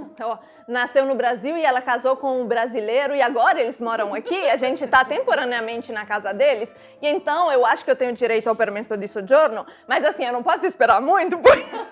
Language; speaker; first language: Portuguese; early bilingual, heritage; Italian